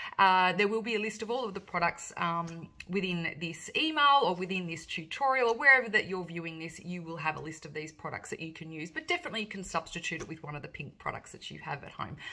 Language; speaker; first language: English; native; English